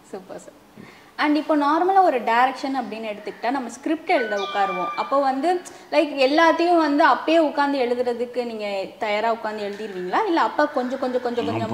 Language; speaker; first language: Tamil; native; Tamil